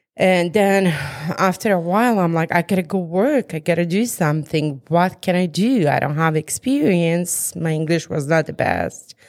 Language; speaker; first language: English; non-native, fluent; Bosnian